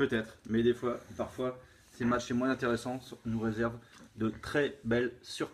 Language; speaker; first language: French; native; French